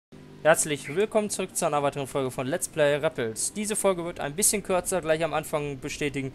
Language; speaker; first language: German; native; German